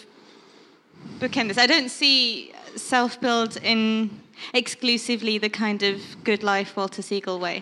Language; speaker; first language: English; native; English